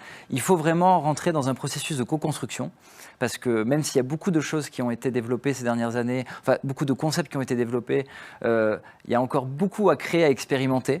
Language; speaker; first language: French; native; French